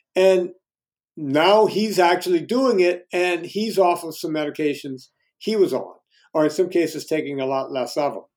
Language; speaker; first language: English; native; English